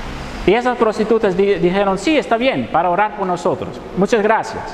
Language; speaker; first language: Spanish; non-native, fluent; Dutch